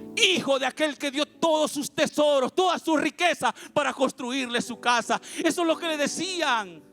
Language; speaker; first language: Spanish; native; Spanish